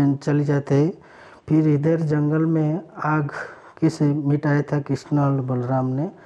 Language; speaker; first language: Hindi; non-native, local second language; Odia